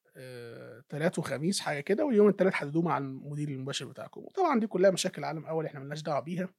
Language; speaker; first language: Arabic; native; Arabic